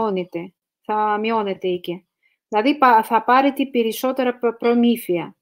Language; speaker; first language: Greek; non-native, fluent; Russian